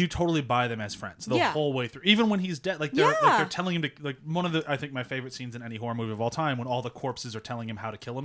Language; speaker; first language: English; native; English